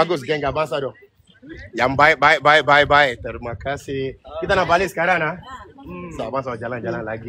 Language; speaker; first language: Malay; native; Malay